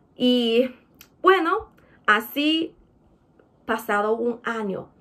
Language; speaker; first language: Spanish; non-native, fluent; Chinese